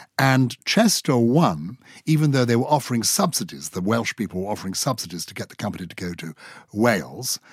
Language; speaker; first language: English; native; English